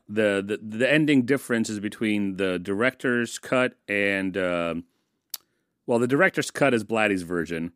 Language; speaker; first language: English; early bilingual, other home language; Russian